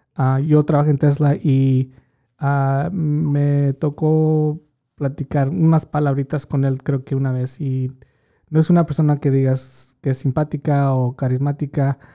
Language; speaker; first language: Spanish; early bilingual, heritage; Spanish